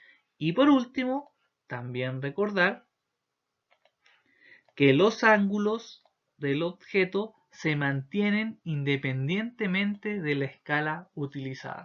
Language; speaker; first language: Spanish; native; Spanish